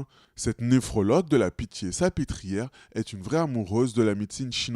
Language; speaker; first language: French; native; French